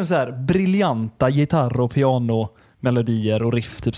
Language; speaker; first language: Swedish; native; Swedish